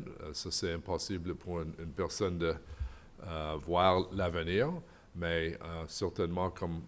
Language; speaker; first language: French; non-native, local second language; English